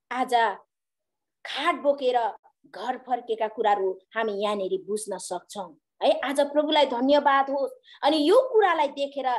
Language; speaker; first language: Nepali; native; Nepali